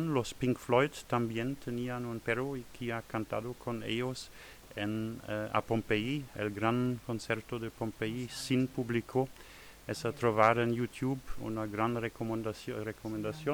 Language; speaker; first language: Spanish; non-native, learner; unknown